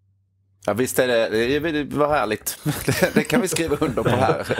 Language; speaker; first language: Swedish; native; Swedish